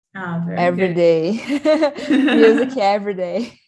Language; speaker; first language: English; non-native, learner; Portuguese